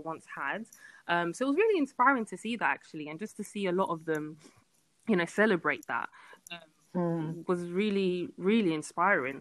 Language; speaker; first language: English; native; English